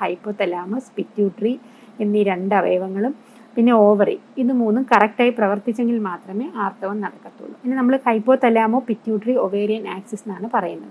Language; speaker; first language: Malayalam; native; Malayalam